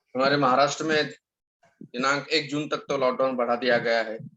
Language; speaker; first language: Hindi; non-native, local second language; Marathi